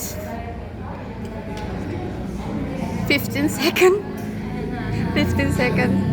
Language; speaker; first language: English; non-native, learner; Indonesian